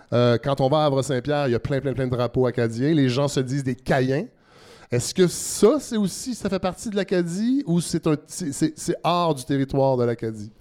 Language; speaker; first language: French; native; French